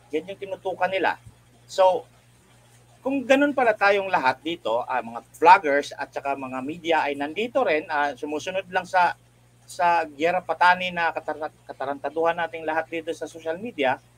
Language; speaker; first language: Filipino; native; Filipino